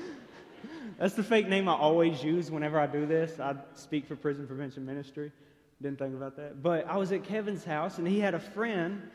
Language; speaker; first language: English; native; English